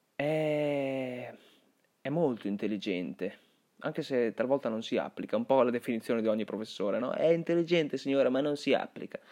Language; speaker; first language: Italian; early bilingual, other home language; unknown